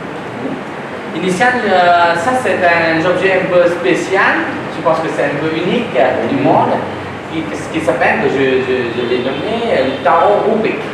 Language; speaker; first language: French; non-native, learner; Vietnamese